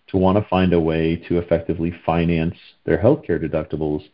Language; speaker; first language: English; native; English